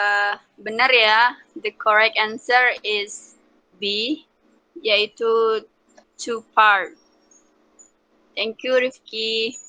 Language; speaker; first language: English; non-native, learner; Indonesian